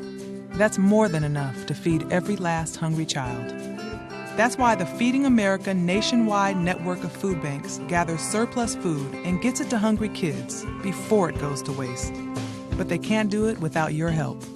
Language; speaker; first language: English; native; English